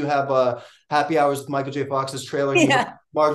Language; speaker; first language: English; native; English